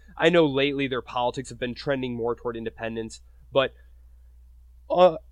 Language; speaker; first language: English; native; English